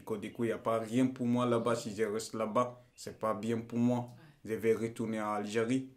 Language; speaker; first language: French; non-native, learner; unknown